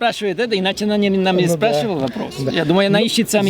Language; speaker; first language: Russian; non-native, fluent; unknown